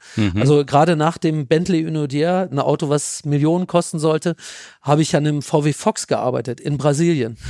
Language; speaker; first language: German; native; German